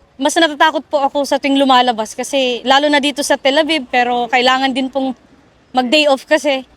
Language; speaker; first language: Filipino; native; Filipino